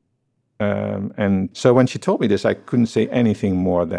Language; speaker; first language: English; non-native, fluent; Dutch